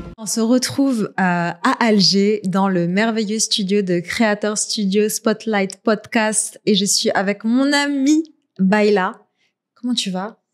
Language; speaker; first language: French; early bilingual, other home language; Arabic